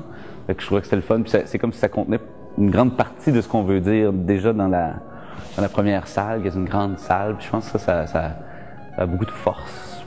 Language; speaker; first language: French; native; French